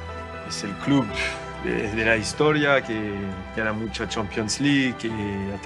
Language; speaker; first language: Spanish; non-native, learner; French